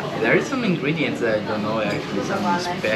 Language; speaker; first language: English; non-native, learner; Portuguese